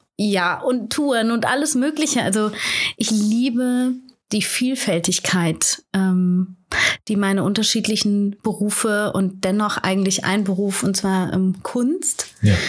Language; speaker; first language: German; native; German